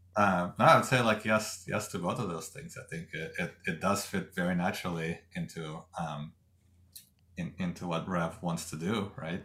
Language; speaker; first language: English; non-native, fluent; Russian